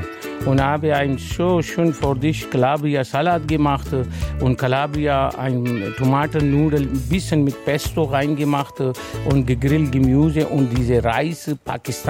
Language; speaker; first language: German; non-native, learner; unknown